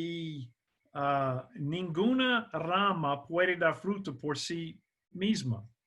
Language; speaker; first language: Spanish; non-native, fluent; English